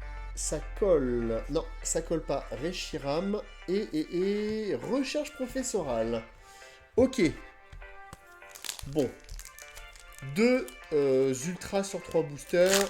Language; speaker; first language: French; native; French